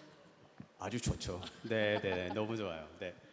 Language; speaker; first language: Korean; early bilingual, heritage; English